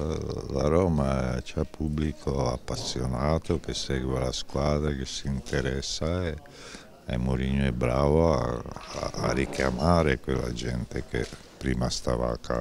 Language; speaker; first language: Italian; non-native, fluent; Czech